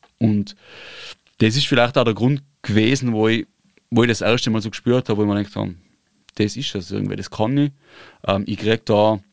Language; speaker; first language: German; native; German